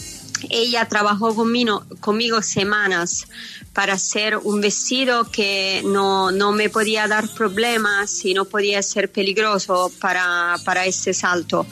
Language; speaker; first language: Spanish; non-native, fluent; Italian